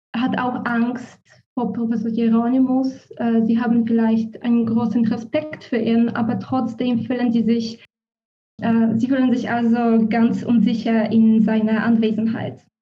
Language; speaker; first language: German; non-native, fluent; Polish